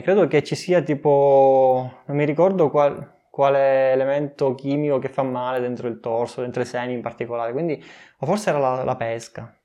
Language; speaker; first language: Italian; native; Italian